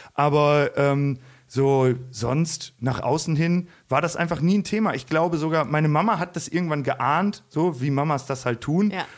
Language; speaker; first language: German; native; German